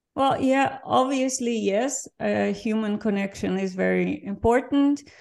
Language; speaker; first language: English; non-native, fluent; Dutch